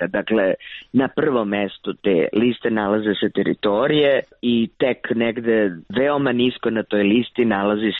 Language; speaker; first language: Croatian; native; Croatian